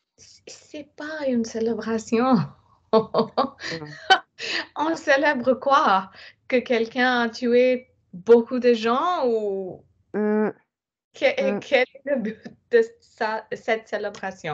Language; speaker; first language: French; non-native, fluent; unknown